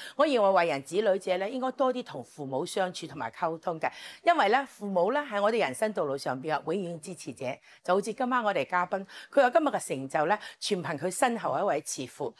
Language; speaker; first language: Cantonese; native; Cantonese